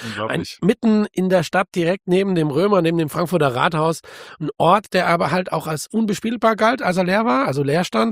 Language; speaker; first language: German; native; German